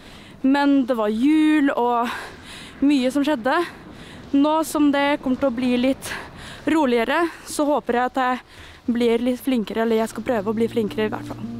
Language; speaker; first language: Norwegian; non-native, fluent; French